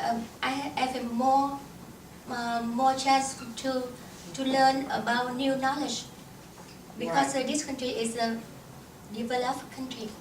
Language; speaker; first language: English; non-native, learner; Vietnamese